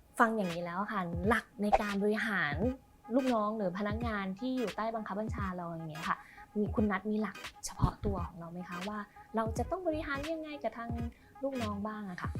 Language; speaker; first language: Thai; native; Thai